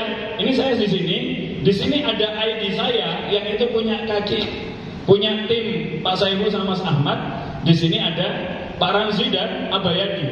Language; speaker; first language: Indonesian; native; Indonesian